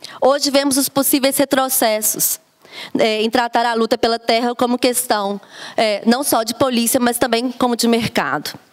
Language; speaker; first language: Portuguese; native; Portuguese